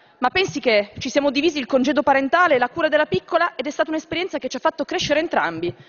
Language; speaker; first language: Italian; native; Italian